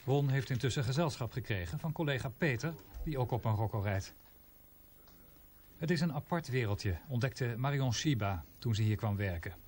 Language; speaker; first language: Dutch; native; Dutch